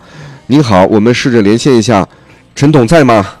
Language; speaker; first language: Chinese; native; Chinese